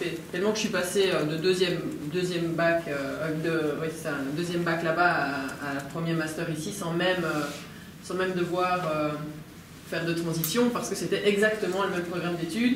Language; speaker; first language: French; native; French